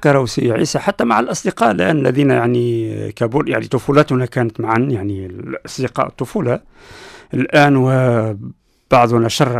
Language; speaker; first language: Arabic; non-native, local second language; Berber languages